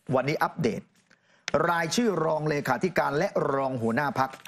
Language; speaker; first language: Thai; native; Thai